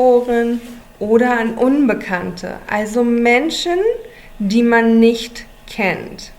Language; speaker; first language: German; non-native, fluent; English